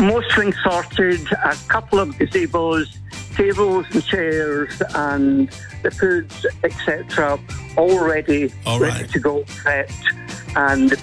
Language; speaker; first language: English; native; English